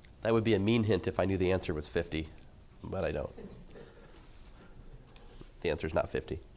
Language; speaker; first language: English; native; English